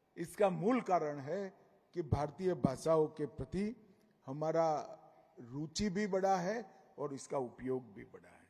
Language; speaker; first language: Hindi; non-native, local second language; Gujarati